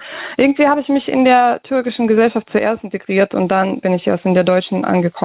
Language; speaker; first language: German; early bilingual, other home language; Russian